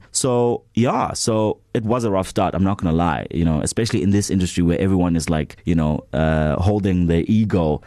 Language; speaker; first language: English; non-native, local second language; Zulu